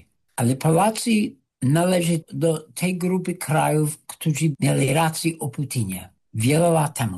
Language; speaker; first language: Polish; non-native, fluent; English